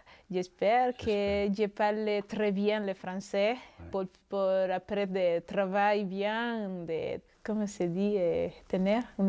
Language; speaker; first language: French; non-native, learner; Spanish